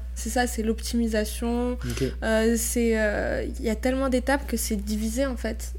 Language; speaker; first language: French; non-native, local second language; Arabic